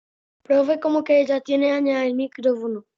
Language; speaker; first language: Spanish; native; Spanish